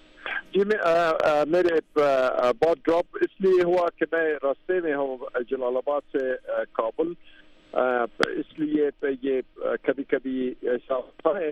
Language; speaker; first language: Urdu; non-native, fluent; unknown